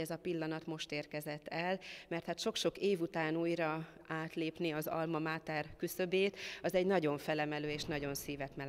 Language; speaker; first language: Hungarian; native; Hungarian